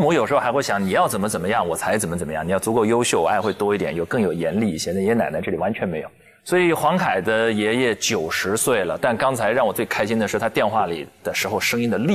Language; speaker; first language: Chinese; native; Chinese